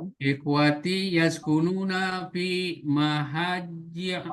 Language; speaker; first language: Arabic; non-native, learner; Indonesian